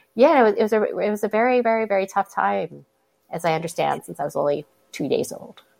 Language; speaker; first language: English; native; English